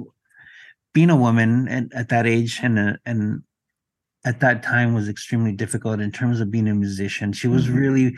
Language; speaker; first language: English; non-native, fluent; Spanish